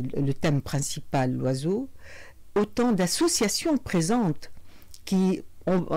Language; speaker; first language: French; non-native, local second language; Arabic